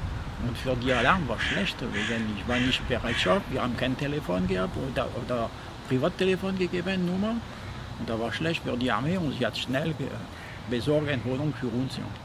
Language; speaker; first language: German; non-native, fluent; French